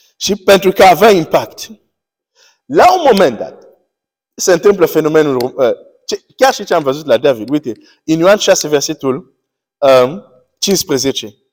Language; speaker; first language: Romanian; early bilingual, heritage; Romanian